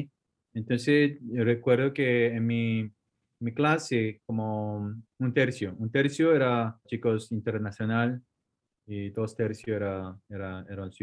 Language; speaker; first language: Spanish; non-native, fluent; Korean